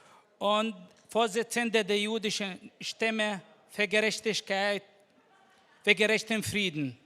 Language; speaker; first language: German; non-native, learner; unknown